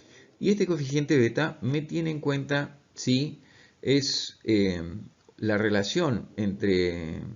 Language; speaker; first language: Spanish; native; Spanish